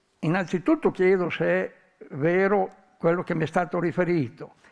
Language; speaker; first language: Italian; native; Italian